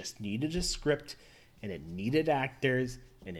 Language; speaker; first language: English; native; English